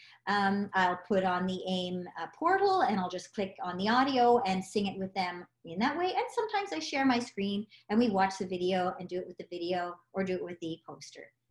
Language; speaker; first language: English; native; English